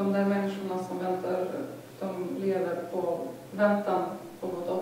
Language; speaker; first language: Swedish; non-native, fluent; Lithuanian